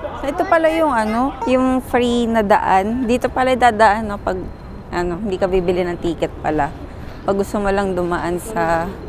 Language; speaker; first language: Filipino; native; Filipino